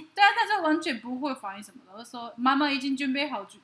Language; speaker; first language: Chinese; non-native, fluent; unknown